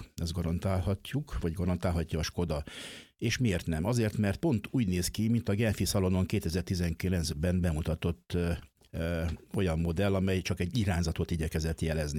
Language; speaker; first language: Hungarian; native; Hungarian